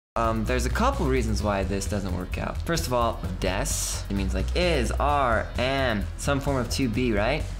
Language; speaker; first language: English; native; English